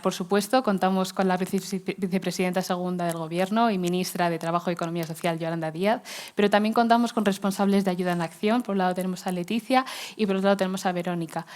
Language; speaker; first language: Spanish; native; Spanish